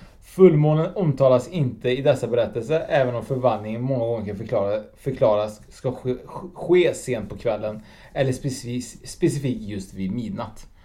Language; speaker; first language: Swedish; native; Swedish